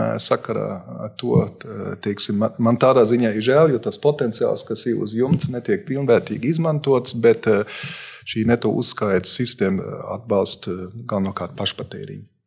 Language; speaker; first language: Latvian; non-native, local second language; Russian